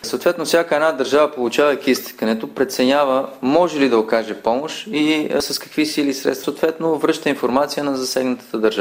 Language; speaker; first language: Bulgarian; native; Bulgarian